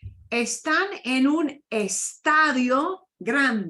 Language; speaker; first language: Spanish; non-native, fluent; English